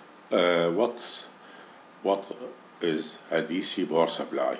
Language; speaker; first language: English; non-native, fluent; Arabic